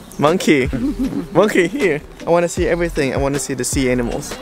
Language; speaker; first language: English; non-native, fluent; Vietnamese